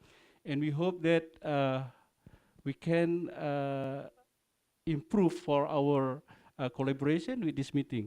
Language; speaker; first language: English; non-native, learner; Indonesian